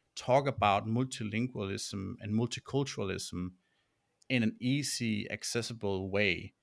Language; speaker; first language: English; non-native, fluent; Danish